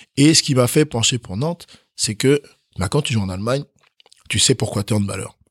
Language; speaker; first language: French; early bilingual, other home language; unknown